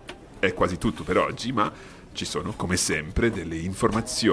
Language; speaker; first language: Italian; non-native, fluent; English